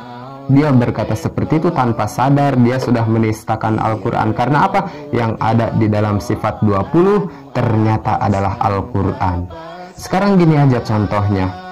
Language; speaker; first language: Indonesian; non-native, local second language; Sundanese